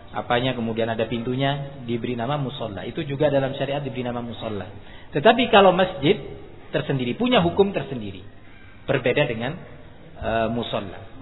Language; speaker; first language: Indonesian; non-native, local second language; Madurese